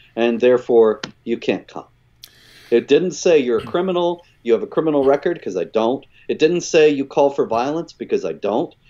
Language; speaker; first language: English; native; English